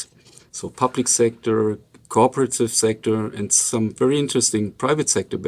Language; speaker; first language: English; non-native, fluent; Luxembourgish